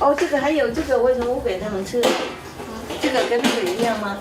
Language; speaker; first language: Chinese; non-native, fluent; Vietnamese